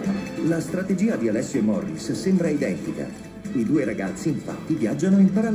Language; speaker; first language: Italian; native; Italian